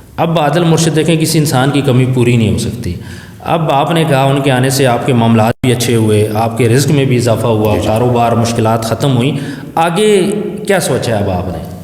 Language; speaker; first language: Urdu; non-native, local second language; Pahari-Potwari